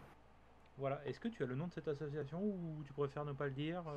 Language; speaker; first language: French; native; French